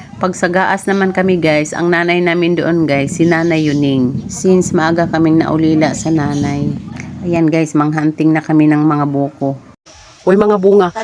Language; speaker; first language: Filipino; non-native, local second language; Cebuano